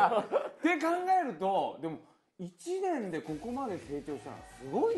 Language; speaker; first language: Japanese; native; Japanese